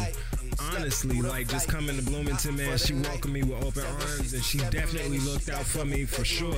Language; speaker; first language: English; native; English